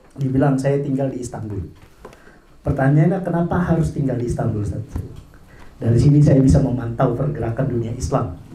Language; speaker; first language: Indonesian; non-native, local second language; Madurese